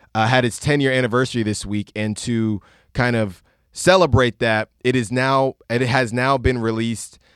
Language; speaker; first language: English; early bilingual, other home language; Spanish